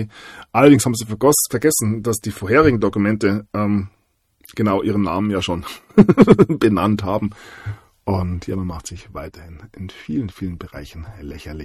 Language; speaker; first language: German; native; German